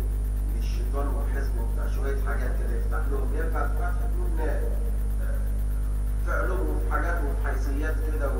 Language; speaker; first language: Arabic; native; Arabic